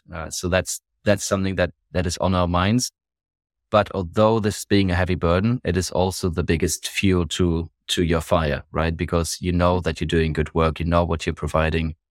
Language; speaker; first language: English; non-native, fluent; German